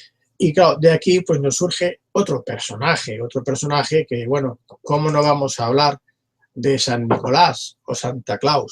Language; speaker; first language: Spanish; native; Spanish